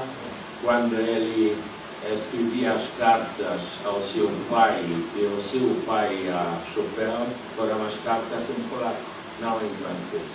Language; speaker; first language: Portuguese; non-native, fluent; Polish